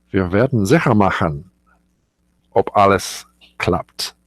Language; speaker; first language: German; non-native, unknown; English